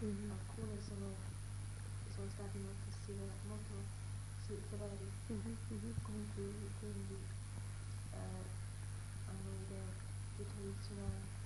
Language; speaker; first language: Italian; early bilingual, heritage; Italian